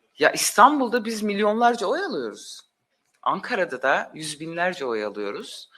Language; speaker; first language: Turkish; non-native, local second language; Kurdish